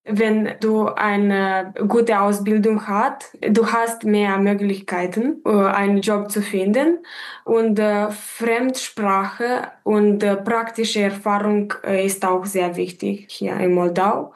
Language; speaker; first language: German; non-native, learner; Romanian